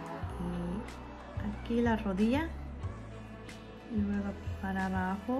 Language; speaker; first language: Spanish; early bilingual, heritage; Spanish